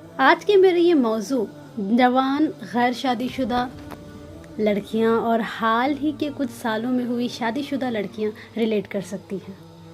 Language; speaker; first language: Urdu; native; Urdu